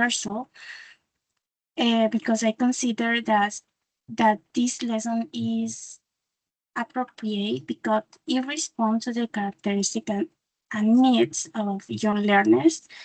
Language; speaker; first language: English; non-native, learner; Spanish